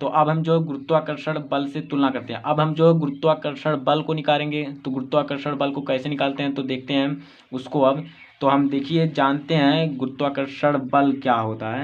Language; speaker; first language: Hindi; native; Hindi